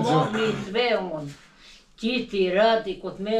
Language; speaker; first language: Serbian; non-native, local second language; Albanian